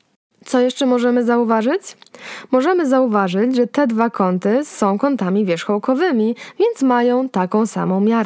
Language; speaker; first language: Polish; native; Polish